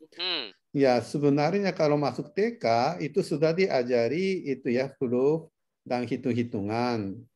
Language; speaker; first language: Indonesian; non-native, fluent; Japanese